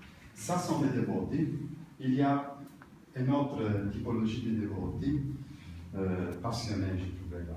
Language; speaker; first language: French; non-native, learner; Italian